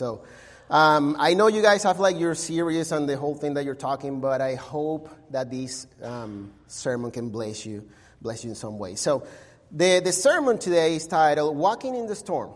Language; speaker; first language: English; non-native, fluent; Spanish